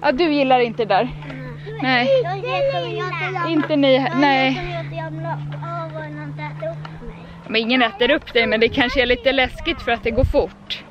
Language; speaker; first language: Swedish; native; Swedish